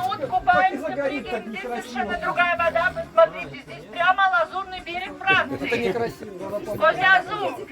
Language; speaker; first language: Russian; native; Russian